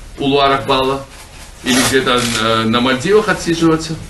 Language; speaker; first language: Russian; non-native, local second language; Georgian